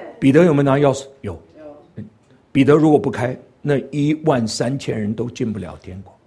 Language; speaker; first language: Chinese; non-native, local second language; Cantonese